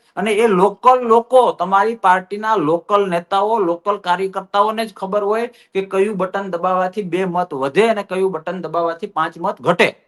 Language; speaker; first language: Gujarati; native; Gujarati